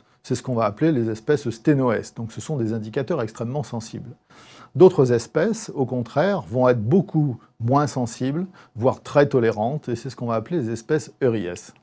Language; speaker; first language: French; native; French